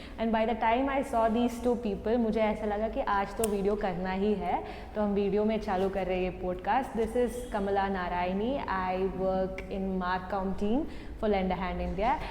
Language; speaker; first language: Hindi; non-native, local second language; Tamil